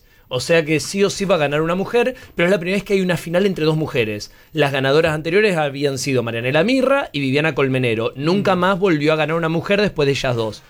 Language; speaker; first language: Spanish; native; Spanish